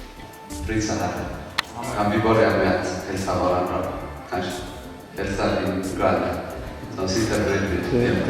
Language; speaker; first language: Swedish; non-native, fluent; Tigrinya